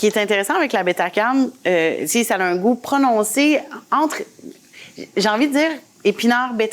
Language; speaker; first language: French; native; French